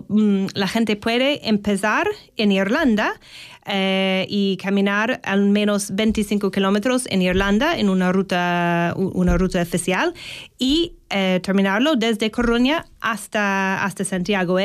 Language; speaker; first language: Spanish; non-native, learner; English